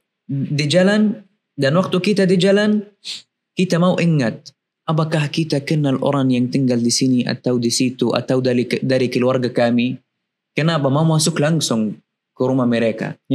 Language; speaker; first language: Indonesian; non-native, learner; Arabic